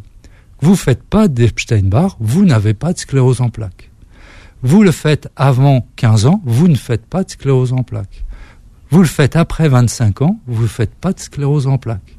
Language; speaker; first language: French; native; French